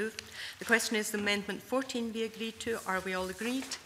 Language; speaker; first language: English; native; English